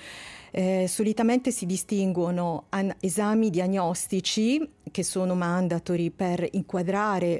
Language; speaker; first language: Italian; native; Italian